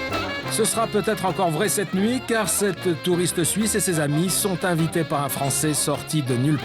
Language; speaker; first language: French; native; French